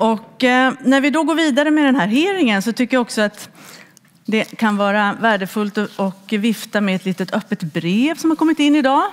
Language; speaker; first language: Swedish; native; Swedish